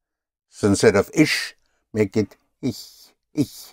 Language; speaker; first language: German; non-native, fluent; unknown